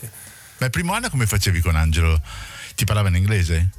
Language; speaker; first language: Italian; native; Italian